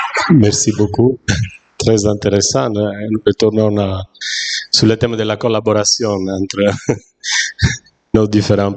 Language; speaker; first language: French; non-native, fluent; Italian